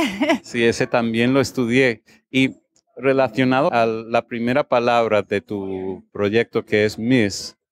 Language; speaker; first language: Spanish; non-native, fluent; English